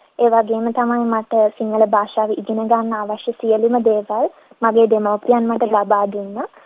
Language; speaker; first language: Sinhala; early bilingual, heritage; Sinhala